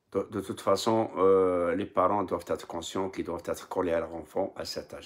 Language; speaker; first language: French; non-native, local second language; Arabic